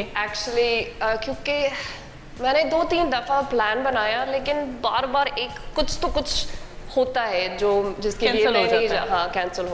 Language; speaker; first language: Hindi; non-native, learner; English